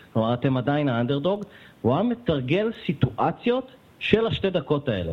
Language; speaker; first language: Hebrew; native; Hebrew